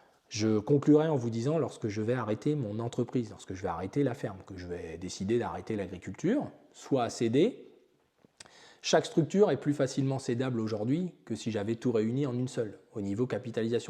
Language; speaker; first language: French; native; French